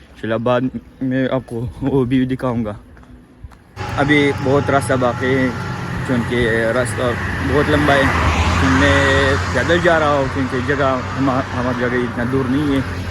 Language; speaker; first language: Hindi; non-native, local second language; Pashto